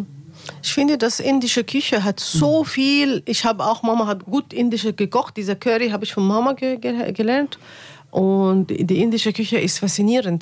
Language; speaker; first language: German; non-native, learner; Arabic